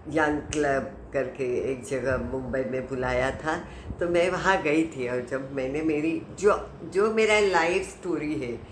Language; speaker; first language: Hindi; non-native, local second language; Marathi